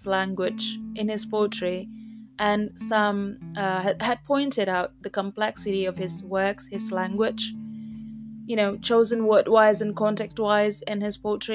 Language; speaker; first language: English; non-native, fluent; Indonesian